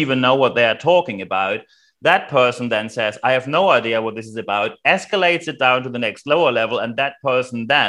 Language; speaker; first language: English; non-native, fluent; German